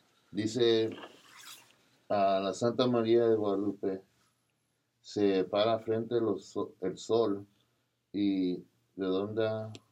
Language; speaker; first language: Spanish; non-native, learner; English